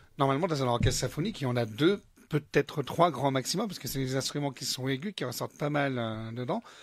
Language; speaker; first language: French; native; French